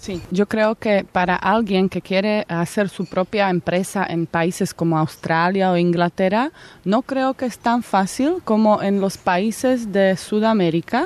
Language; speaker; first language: Spanish; non-native, fluent; Slovak